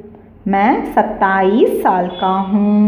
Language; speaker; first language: Hindi; non-native, learner; Tamil